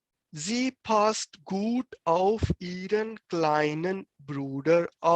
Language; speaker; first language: German; non-native, fluent; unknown